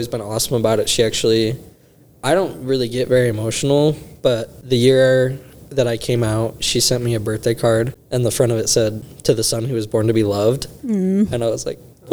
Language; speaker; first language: English; native; English